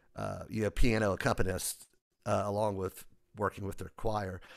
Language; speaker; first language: English; native; English